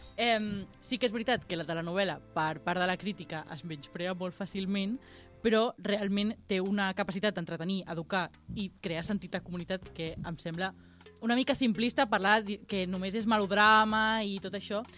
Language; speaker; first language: Catalan; non-native, local second language; Spanish